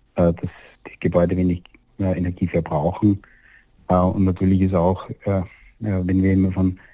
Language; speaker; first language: German; native; German